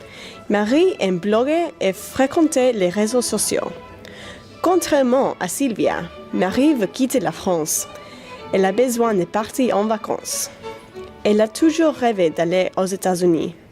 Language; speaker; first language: French; non-native, learner; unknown